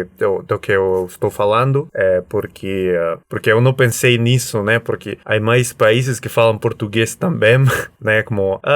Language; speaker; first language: Portuguese; non-native, learner; Spanish